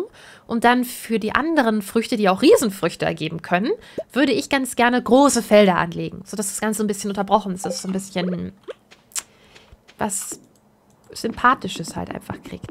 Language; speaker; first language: German; native; German